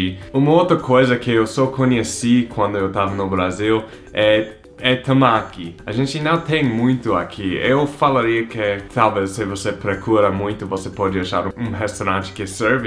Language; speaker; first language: Portuguese; non-native, fluent; English